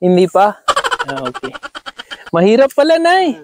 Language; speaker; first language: Filipino; non-native, learner; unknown